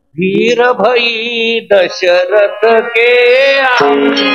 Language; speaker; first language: Hindi; non-native, local second language; Marathi